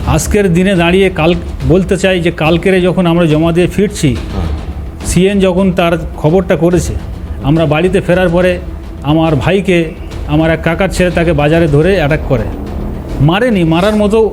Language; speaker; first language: Bangla; native; Bangla